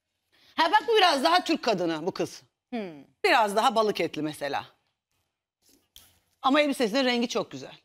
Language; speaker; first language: Turkish; native; Turkish